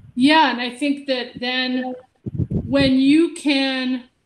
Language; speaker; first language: English; native; English